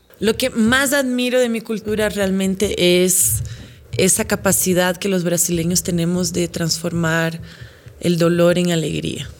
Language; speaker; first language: Spanish; non-native, fluent; Portuguese